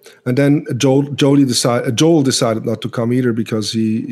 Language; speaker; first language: English; non-native, fluent; Swiss German